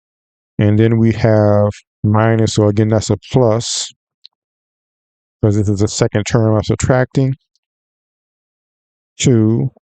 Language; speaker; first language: English; native; English